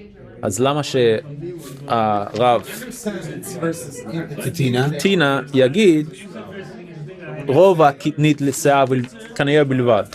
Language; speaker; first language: Hebrew; non-native, fluent; English